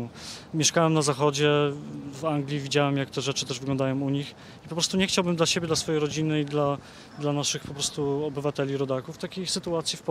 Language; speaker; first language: Polish; native; Polish